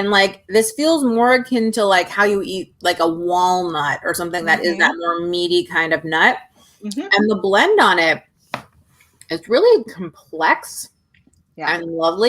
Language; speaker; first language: English; native; English